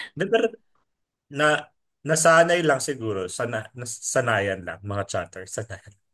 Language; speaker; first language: Filipino; native; Filipino